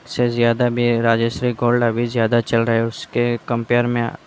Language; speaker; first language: Hindi; non-native, local second language; Assamese